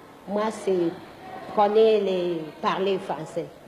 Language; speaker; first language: French; non-native, learner; Spanish